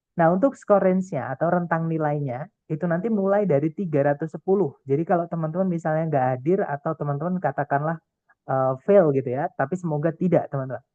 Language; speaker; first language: Indonesian; non-native, local second language; Javanese